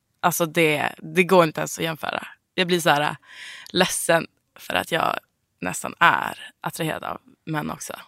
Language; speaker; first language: Swedish; native; Swedish